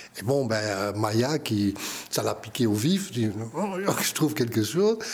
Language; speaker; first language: French; non-native, local second language; Dutch